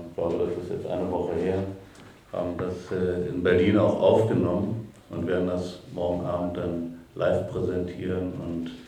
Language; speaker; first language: German; native; German